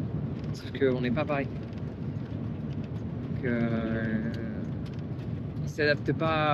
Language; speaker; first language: French; native; French